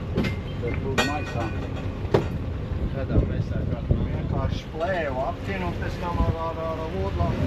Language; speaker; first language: Latvian; native; Latvian